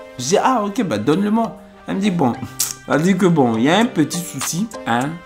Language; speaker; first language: French; early bilingual, other home language; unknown